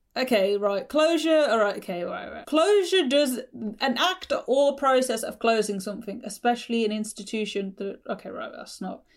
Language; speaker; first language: English; native; English